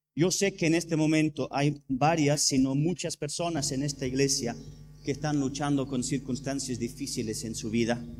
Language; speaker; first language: Spanish; non-native, fluent; English